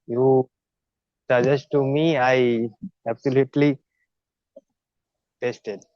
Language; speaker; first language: English; non-native, learner; Bangla